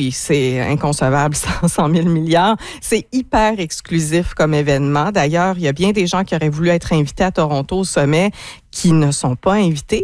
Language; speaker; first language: French; native; French